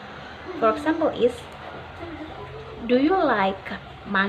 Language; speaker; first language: English; non-native, learner; Indonesian